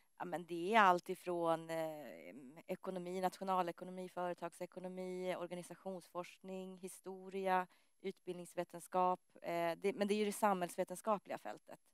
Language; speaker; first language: Swedish; native; Swedish